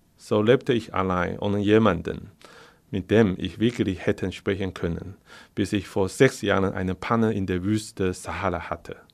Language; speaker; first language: German; non-native, fluent; Chinese